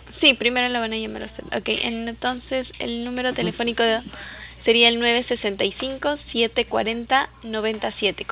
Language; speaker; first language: Spanish; native; Spanish